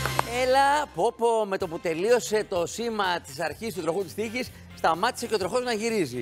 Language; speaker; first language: Greek; native; Greek